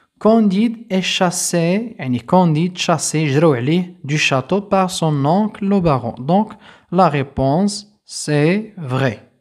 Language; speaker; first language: French; non-native, local second language; Arabic